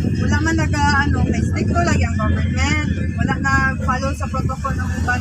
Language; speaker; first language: Filipino; non-native, local second language; Cebuano